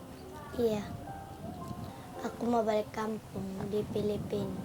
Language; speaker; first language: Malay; early bilingual, other home language; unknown